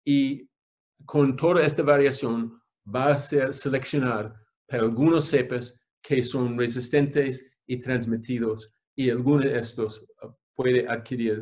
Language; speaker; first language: Spanish; non-native, fluent; English